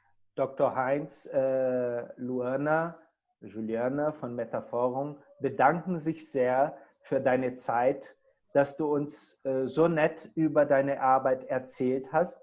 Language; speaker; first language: German; non-native, fluent; Portuguese